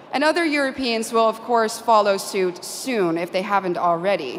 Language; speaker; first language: English; non-native, fluent; Dutch